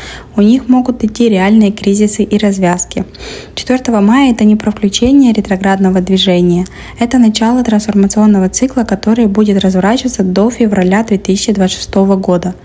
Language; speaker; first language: Russian; native; Russian